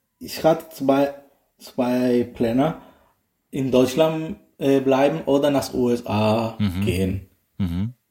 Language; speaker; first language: German; non-native, learner; Spanish